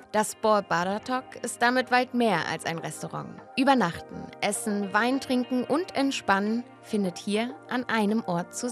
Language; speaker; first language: German; native; German